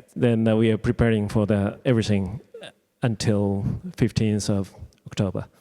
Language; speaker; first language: English; non-native, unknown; Japanese